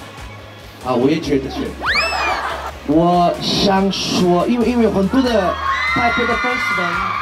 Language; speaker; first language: Chinese; non-native, learner; Korean